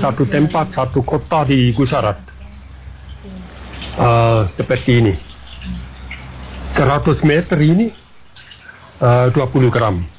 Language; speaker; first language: Indonesian; non-native, fluent; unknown